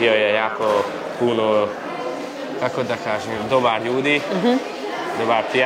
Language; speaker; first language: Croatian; early bilingual, heritage; Croatian